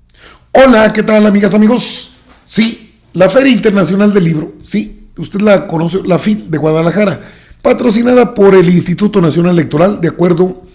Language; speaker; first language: Spanish; native; Spanish